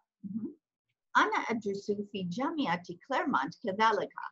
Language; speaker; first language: Arabic; non-native, fluent; English